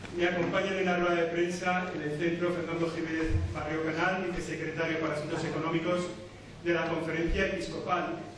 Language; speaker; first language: Spanish; native; Spanish